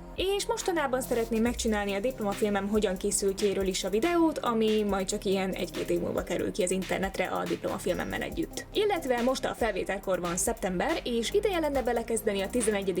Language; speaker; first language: Hungarian; native; Hungarian